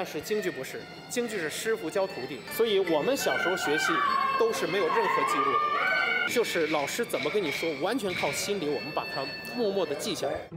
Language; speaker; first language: Chinese; native; Chinese